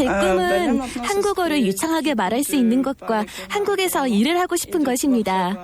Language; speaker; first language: Korean; non-native, fluent; French